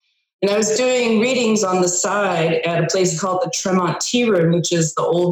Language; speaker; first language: English; native; English